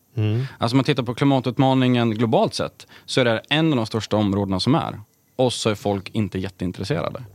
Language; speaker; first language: Swedish; native; Swedish